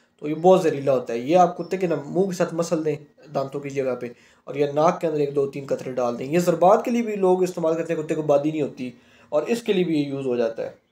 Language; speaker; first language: Urdu; non-native, local second language; Punjabi